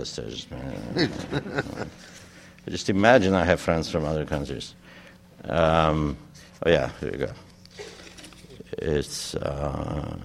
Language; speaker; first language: English; non-native, fluent; German